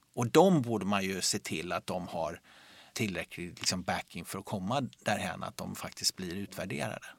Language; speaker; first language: Swedish; native; Swedish